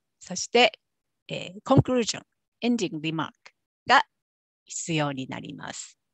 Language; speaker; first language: Japanese; native; Japanese